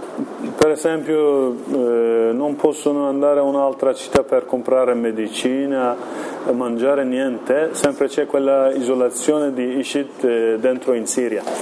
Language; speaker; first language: Italian; non-native, learner; Kurdish